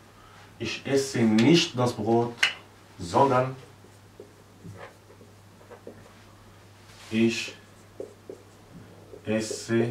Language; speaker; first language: German; non-native, learner; Arabic